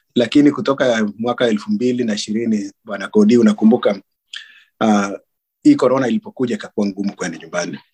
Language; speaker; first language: Swahili; non-native, local second language; Kalenjin